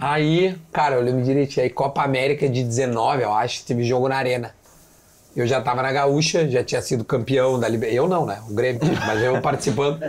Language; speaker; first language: Portuguese; native; Portuguese